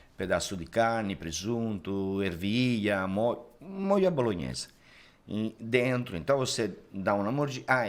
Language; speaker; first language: Portuguese; non-native, fluent; Italian